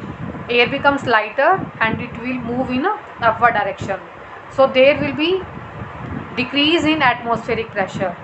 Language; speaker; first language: English; non-native, local second language; Hindi